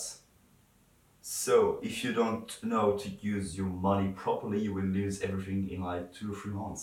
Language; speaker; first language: English; non-native, fluent; French